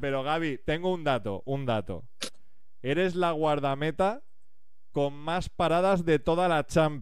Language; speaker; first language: Spanish; native; Spanish